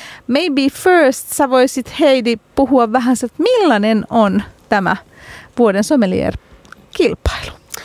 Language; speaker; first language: Finnish; native; Finnish